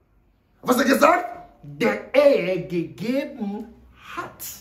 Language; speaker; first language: German; non-native, learner; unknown